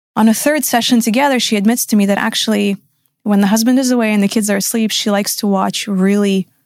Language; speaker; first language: English; non-native, fluent; Russian